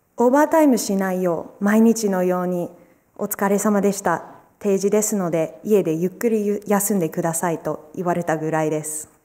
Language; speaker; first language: Japanese; non-native, fluent; English